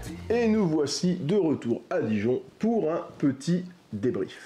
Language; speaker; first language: French; native; French